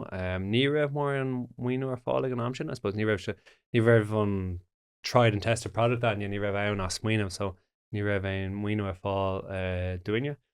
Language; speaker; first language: Irish; non-native, local second language; English